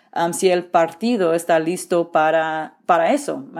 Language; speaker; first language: Spanish; early bilingual, heritage; Spanish